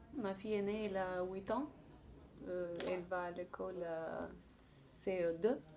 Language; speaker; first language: French; non-native, learner; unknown